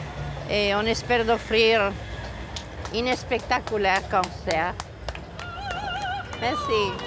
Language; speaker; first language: French; non-native, fluent; Spanish